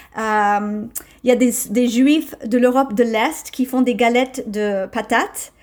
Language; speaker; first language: French; non-native, fluent; English